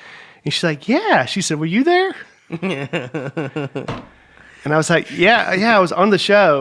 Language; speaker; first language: English; native; English